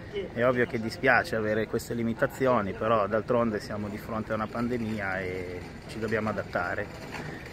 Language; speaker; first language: Italian; native; Italian